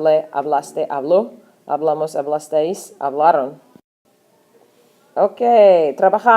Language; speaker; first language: Spanish; non-native, fluent; English